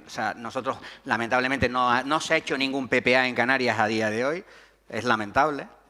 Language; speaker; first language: Spanish; native; Spanish